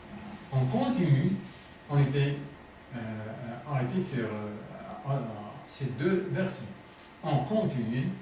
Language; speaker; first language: French; non-native, fluent; Arabic